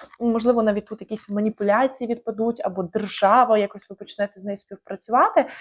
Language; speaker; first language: Ukrainian; non-native, local second language; Russian